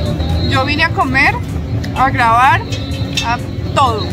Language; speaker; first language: Spanish; native; Spanish